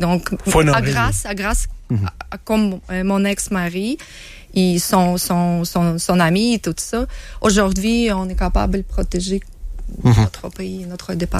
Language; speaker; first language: French; non-native, learner; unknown